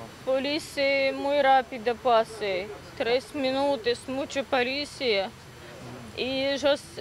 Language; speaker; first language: Spanish; non-native, learner; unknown